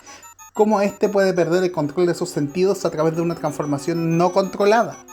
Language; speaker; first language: Spanish; native; Spanish